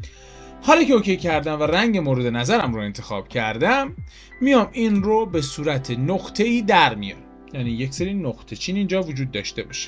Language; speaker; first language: Persian; native; Persian